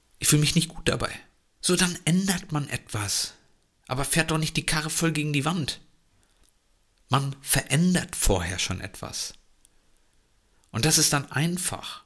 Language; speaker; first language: German; native; German